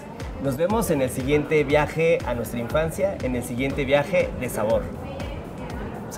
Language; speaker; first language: Spanish; native; Spanish